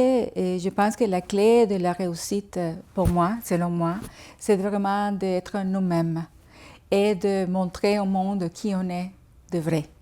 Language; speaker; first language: French; non-native, fluent; Spanish